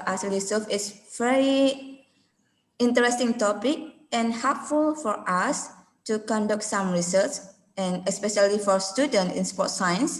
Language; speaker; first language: English; non-native, learner; Indonesian